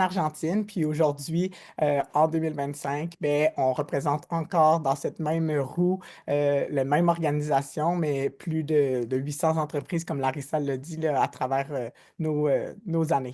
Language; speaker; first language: French; native; French